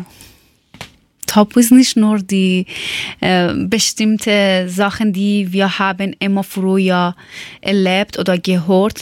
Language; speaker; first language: German; non-native, learner; Persian